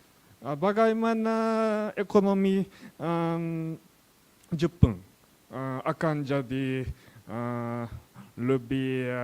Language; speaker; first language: Indonesian; non-native, learner; Japanese